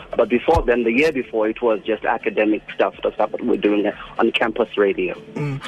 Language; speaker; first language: English; non-native, local second language; Xhosa